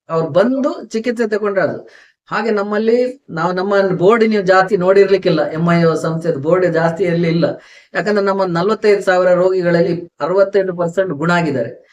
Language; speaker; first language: Kannada; native; Kannada